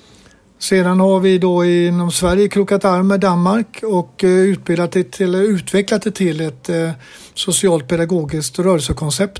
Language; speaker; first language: Swedish; native; Swedish